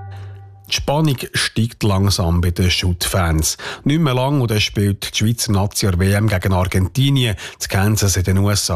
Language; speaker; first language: German; native; German